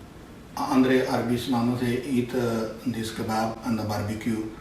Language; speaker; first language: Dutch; non-native, learner; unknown